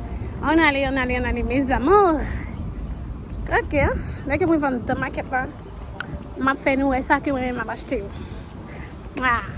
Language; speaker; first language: French; non-native, learner; Haitian Creole